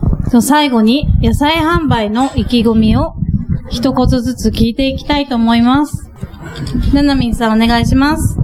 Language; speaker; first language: Japanese; native; Japanese